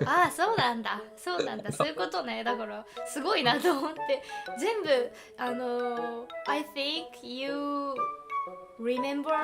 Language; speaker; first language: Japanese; native; Japanese